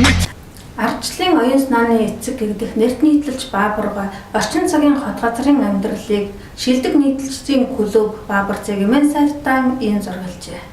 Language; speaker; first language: Mongolian; native; Mongolian